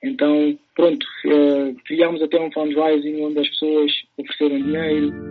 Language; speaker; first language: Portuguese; early bilingual, other home language; Upper Guinea Crioulo